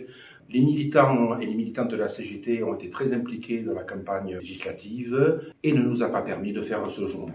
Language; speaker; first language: French; native; French